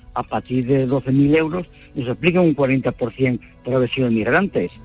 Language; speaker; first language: Spanish; native; Spanish